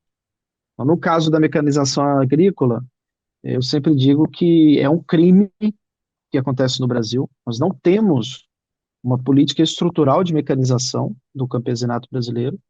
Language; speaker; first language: Portuguese; native; Portuguese